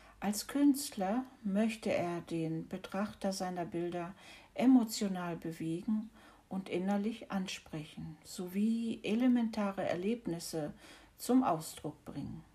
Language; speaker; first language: German; native; German